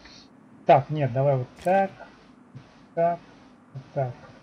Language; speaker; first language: Russian; native; Russian